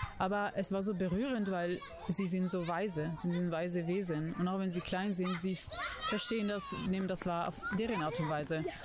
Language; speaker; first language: German; non-native, fluent; Italian